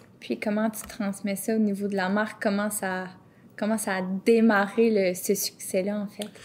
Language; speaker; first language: French; native; French